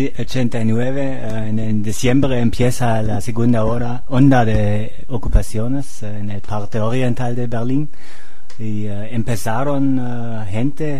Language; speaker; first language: Spanish; non-native, fluent; German